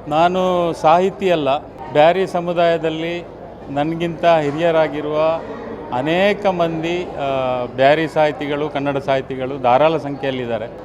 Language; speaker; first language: Kannada; non-native, local second language; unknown